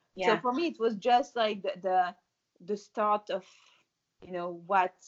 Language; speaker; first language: English; non-native, fluent; French